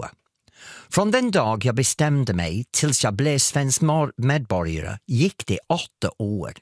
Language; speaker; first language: Swedish; non-native, fluent; English